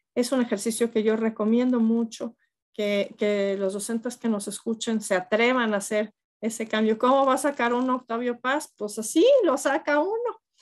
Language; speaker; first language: Spanish; native; Spanish